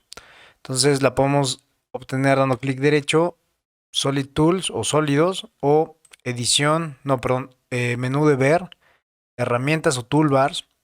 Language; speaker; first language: Spanish; native; Spanish